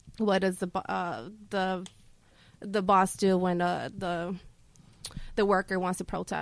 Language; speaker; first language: English; early bilingual, other home language; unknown